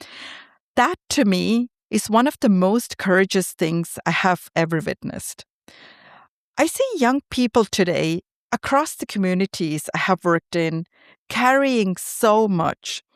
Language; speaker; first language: English; non-native, fluent; Tamil